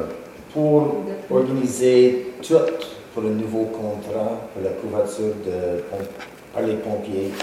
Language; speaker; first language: French; non-native, local second language; English